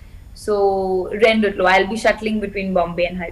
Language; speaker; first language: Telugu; non-native, local second language; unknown